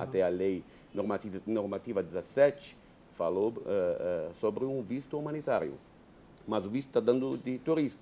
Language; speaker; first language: Portuguese; non-native, fluent; Arabic